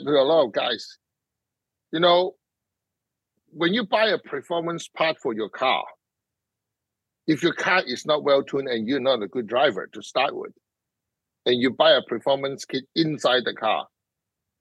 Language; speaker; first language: English; non-native, local second language; Cantonese